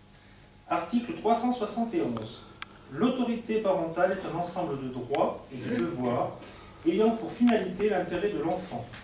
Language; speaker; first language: French; native; French